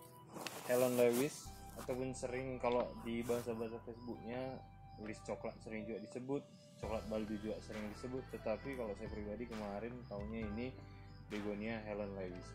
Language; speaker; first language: Indonesian; native; Indonesian